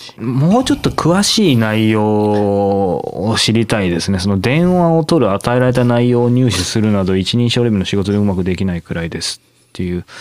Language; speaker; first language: Japanese; native; Japanese